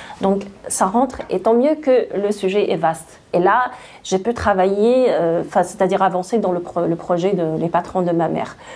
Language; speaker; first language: French; non-native, local second language; Arabic